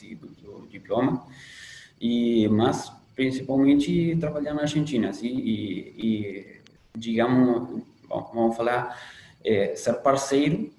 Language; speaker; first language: Portuguese; non-native, fluent; Spanish